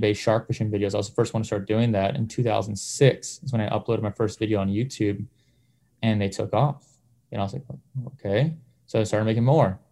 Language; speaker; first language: English; native; English